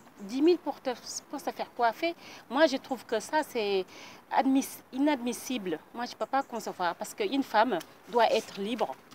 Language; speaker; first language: French; non-native, local second language; Wolof